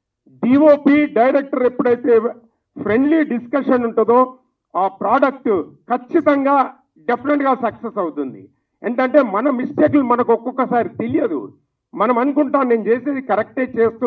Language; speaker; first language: Telugu; native; Telugu